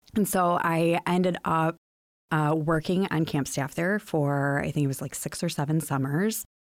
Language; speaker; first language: English; native; English